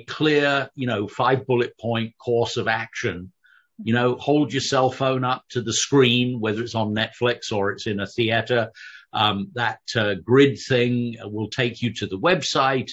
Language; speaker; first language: English; native; English